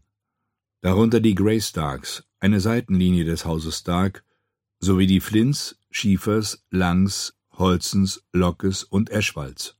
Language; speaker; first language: German; native; German